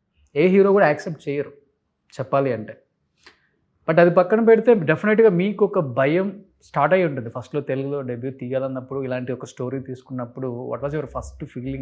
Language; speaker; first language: Telugu; native; Telugu